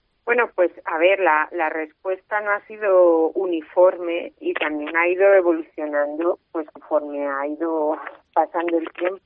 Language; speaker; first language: Spanish; native; Spanish